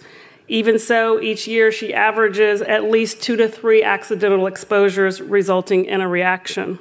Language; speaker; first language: English; native; English